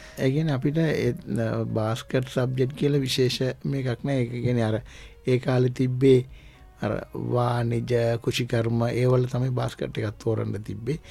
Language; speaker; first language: Sinhala; non-native, local second language; Tamil